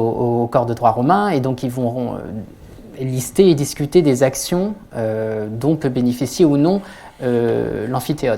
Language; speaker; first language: French; native; French